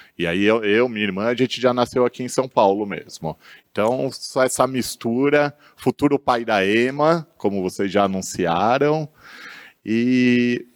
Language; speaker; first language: Portuguese; native; Portuguese